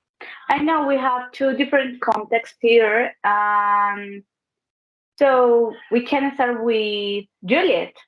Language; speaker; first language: English; non-native, learner; Spanish